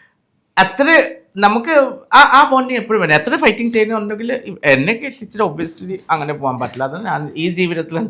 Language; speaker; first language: Malayalam; non-native, local second language; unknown